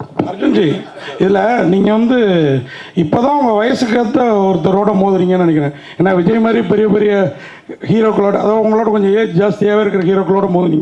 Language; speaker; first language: Tamil; native; Tamil